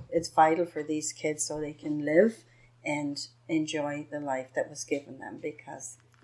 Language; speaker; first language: English; native; English